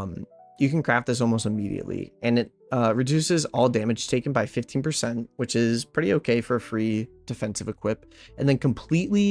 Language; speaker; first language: English; native; English